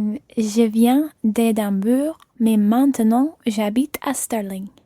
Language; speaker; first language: French; non-native, learner; English